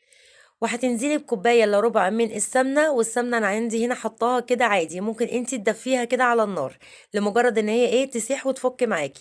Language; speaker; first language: Arabic; native; Arabic